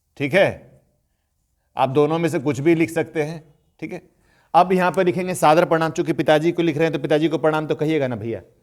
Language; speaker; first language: Hindi; native; Hindi